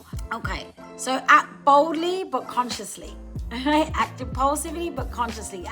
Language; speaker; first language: English; native; English